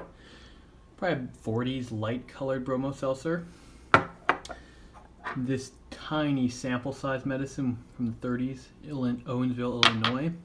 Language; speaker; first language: English; native; English